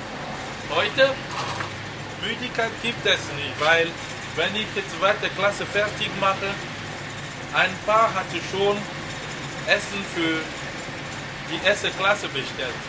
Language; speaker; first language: German; non-native, fluent; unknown